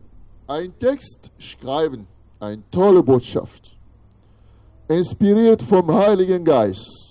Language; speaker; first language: German; non-native, fluent; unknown